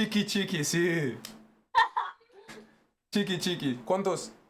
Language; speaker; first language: Spanish; non-native, learner; French